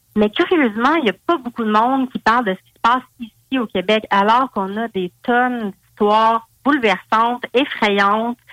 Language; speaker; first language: French; native; French